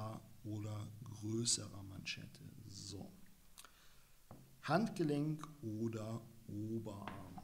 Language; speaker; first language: German; native; German